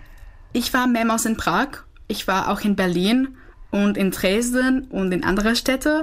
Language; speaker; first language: German; non-native, fluent; Czech